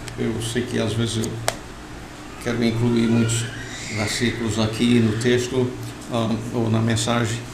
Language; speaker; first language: Portuguese; non-native, fluent; English